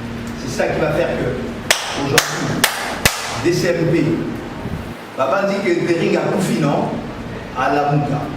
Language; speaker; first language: French; non-native, local second language; Lingala